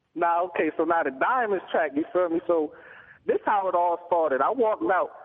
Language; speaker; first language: English; native; English